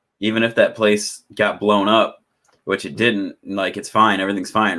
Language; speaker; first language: English; native; English